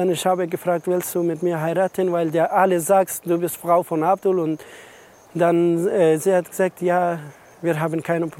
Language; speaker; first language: German; non-native, learner; Persian